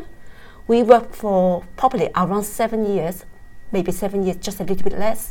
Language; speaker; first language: English; non-native, local second language; Cantonese